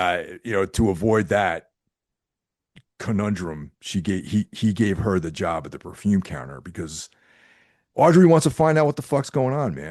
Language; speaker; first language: English; native; English